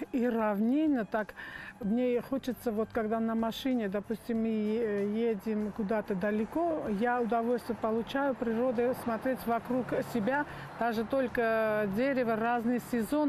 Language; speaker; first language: Russian; non-native, local second language; Armenian